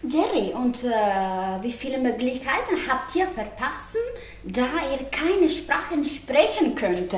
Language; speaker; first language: German; non-native, learner; Italian